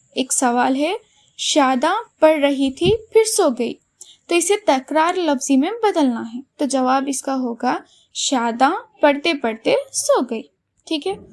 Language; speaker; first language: Urdu; native; Urdu